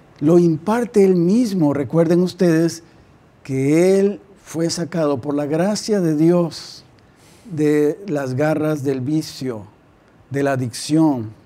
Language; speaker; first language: Spanish; native; Spanish